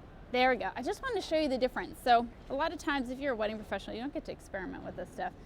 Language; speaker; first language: English; native; English